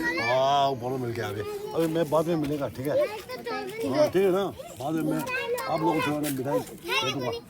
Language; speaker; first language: Hindi; non-native, local second language; Tibetan